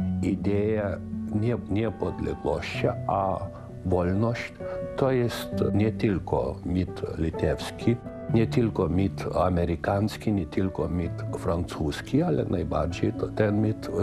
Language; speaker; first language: Polish; non-native, fluent; Lithuanian